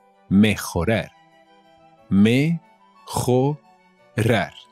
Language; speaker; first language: Spanish; native; Spanish